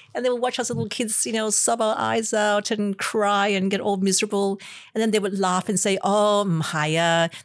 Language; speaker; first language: English; non-native, local second language; Cantonese